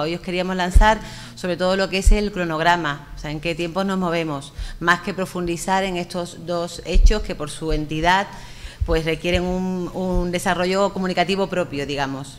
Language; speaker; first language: Spanish; native; Spanish